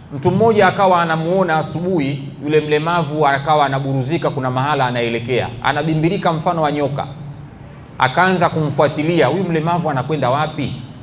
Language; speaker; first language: Swahili; native; Swahili